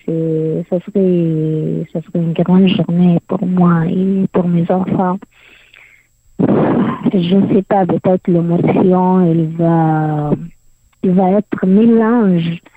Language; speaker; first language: French; non-native, learner; Arabic